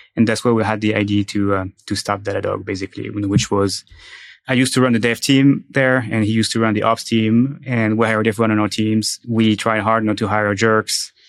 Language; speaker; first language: English; non-native, fluent; French